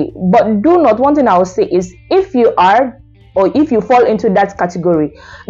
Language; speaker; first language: English; non-native, local second language; Igbo